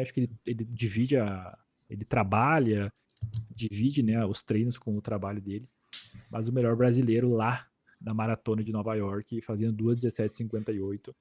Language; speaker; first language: Portuguese; native; Portuguese